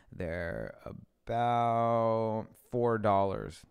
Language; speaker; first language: English; early bilingual, other home language; Spanish